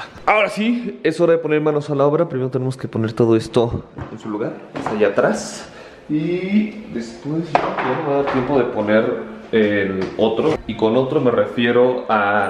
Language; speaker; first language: Spanish; native; Spanish